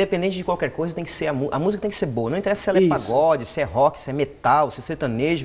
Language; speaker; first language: Portuguese; native; Portuguese